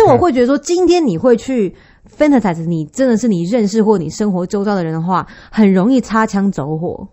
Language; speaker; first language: Chinese; native; Chinese